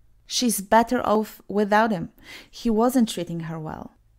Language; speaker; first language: English; non-native, fluent; Polish